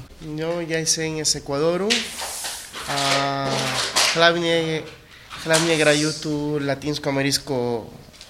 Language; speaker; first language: Czech; non-native, fluent; Spanish